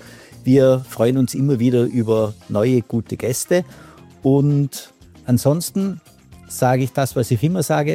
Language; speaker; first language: German; native; German